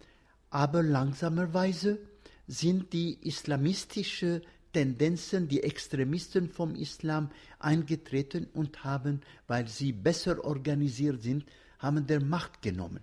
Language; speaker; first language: German; non-native, fluent; Arabic